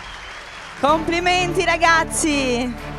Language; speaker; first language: Italian; native; Italian